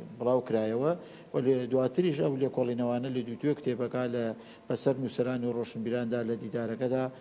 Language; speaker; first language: Central Kurdish; native; Central Kurdish